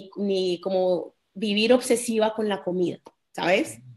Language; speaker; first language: Spanish; native; Spanish